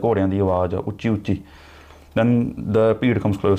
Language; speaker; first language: English; early bilingual, other home language; Punjabi